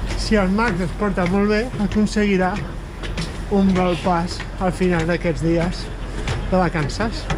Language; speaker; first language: Catalan; non-native, local second language; Spanish